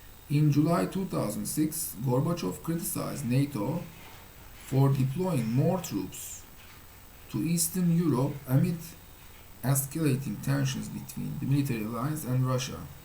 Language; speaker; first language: English; non-native, fluent; Turkish